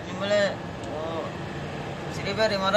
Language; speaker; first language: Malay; non-native, learner; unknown